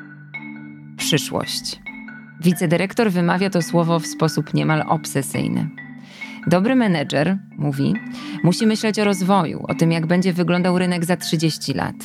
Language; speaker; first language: Polish; native; Polish